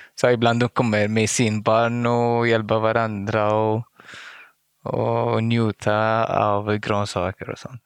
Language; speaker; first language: Swedish; non-native, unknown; Arabic